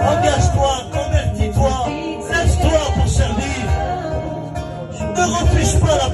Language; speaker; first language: French; native; French